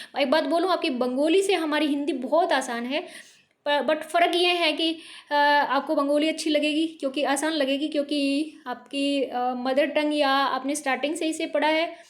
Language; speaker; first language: Hindi; native; Hindi